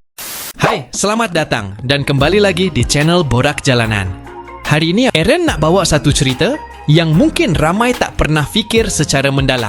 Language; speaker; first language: Malay; native; Malay